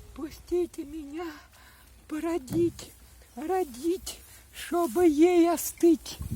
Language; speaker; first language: Russian; non-native, local second language; Ukrainian